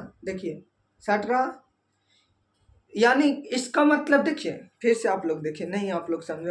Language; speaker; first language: Hindi; native; Hindi